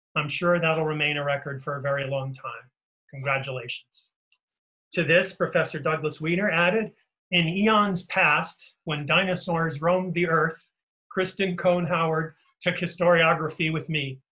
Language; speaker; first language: English; native; English